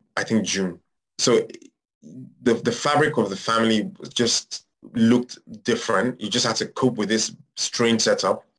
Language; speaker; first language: English; non-native, local second language; Yoruba